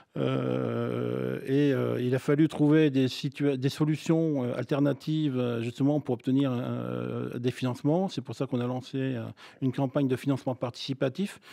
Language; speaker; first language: French; native; French